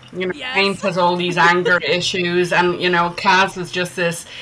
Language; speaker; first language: English; native; English